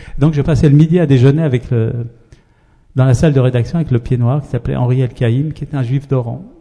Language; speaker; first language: French; early bilingual, other home language; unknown